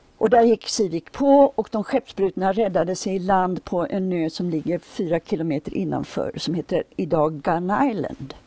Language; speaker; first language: Swedish; native; Swedish